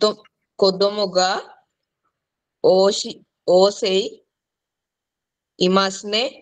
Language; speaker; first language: Japanese; non-native, learner; Sinhala